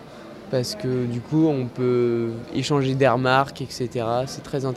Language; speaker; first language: French; native; French